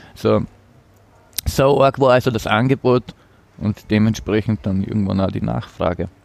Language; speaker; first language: German; native; German